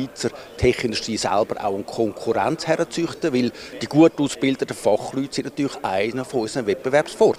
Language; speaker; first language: German; native; German